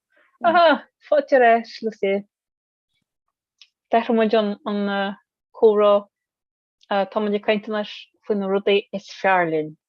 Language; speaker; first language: Irish; non-native, learner; English